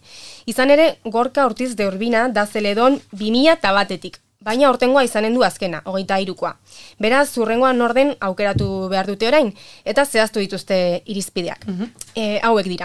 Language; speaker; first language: Basque; native; Basque